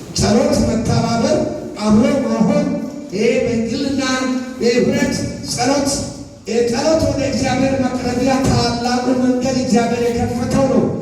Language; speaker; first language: Amharic; non-native, local second language; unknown